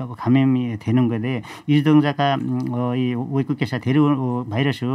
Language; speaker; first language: Korean; non-native, fluent; Nepali